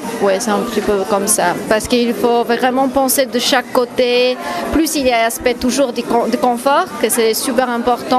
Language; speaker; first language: French; non-native, fluent; Polish